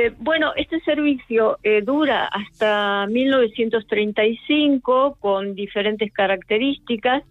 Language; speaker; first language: Spanish; native; Spanish